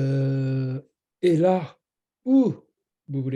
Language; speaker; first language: French; non-native, learner; Japanese